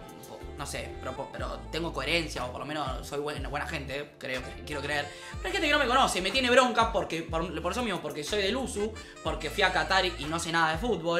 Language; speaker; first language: Spanish; native; Spanish